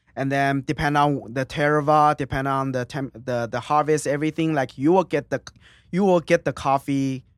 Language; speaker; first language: English; non-native, fluent; Chinese